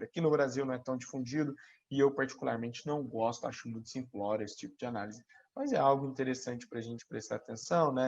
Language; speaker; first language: Portuguese; native; Portuguese